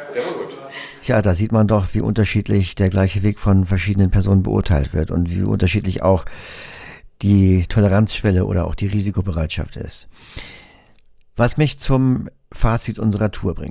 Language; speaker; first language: German; native; German